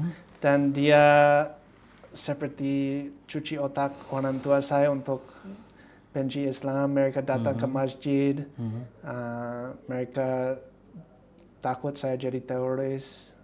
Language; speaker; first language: Indonesian; non-native, fluent; English